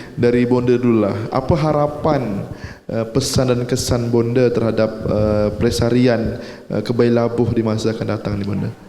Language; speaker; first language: Malay; native; Malay